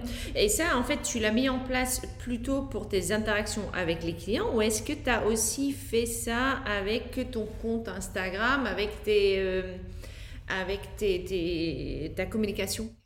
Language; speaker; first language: French; non-native, fluent; Dutch